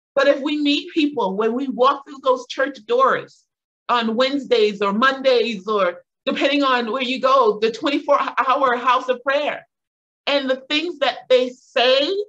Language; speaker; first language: English; native; English